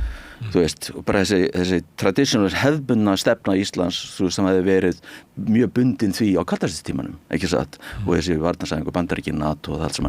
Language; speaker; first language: Icelandic; native; Icelandic